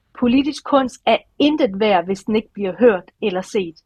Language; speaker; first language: Danish; early bilingual, other home language; Persian